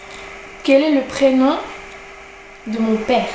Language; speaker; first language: French; native; French